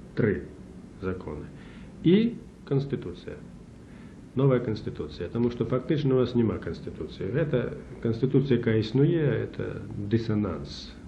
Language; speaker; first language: Belarusian; native; Belarusian